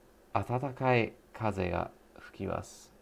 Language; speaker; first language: Japanese; non-native, learner; English